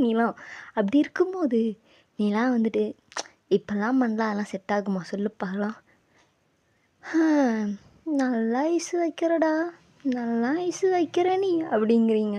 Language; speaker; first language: Tamil; native; Tamil